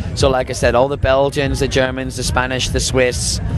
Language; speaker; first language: English; native; English